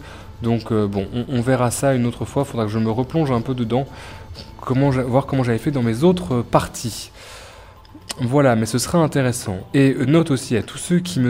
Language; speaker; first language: French; native; French